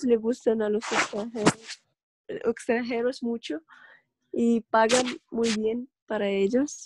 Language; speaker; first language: Spanish; non-native, learner; Russian